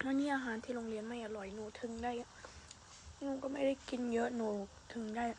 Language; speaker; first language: Thai; early bilingual, heritage; Thai